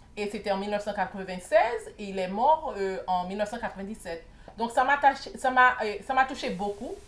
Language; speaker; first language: French; non-native, local second language; Haitian Creole